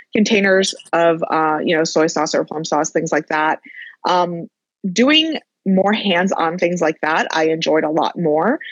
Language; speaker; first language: English; native; English